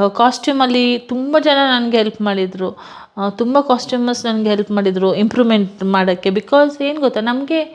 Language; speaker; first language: Kannada; non-native, local second language; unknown